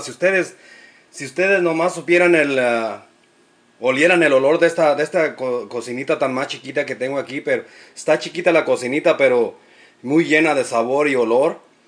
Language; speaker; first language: Spanish; native; Spanish